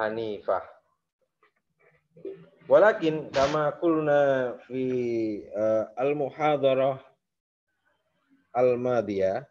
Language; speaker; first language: Arabic; non-native, fluent; Indonesian